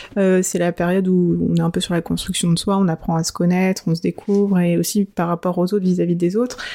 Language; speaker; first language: French; native; French